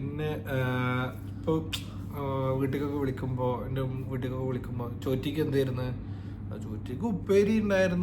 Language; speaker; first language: Malayalam; native; Malayalam